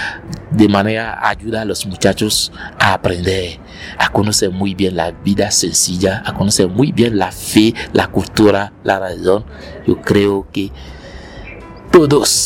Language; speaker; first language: Spanish; non-native, learner; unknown